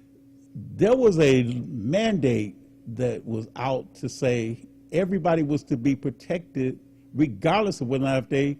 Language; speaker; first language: English; native; English